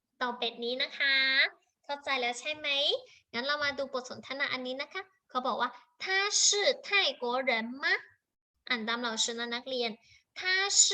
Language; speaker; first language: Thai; native; Thai